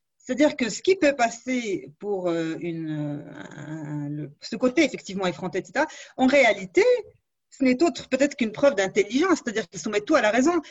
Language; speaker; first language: French; non-native, local second language; Arabic